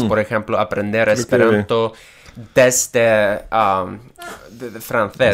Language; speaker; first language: Spanish; non-native, fluent; English